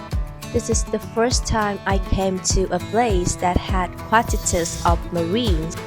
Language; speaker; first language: English; non-native, learner; Vietnamese